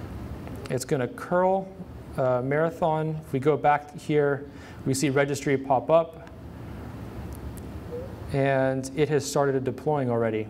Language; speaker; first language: English; native; English